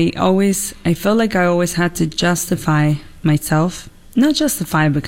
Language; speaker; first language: English; non-native, fluent; Italian